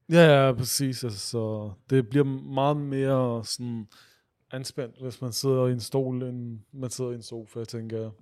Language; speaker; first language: Danish; early bilingual, other home language; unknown